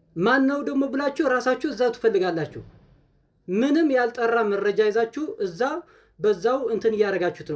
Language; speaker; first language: Amharic; non-native, local second language; Tigrinya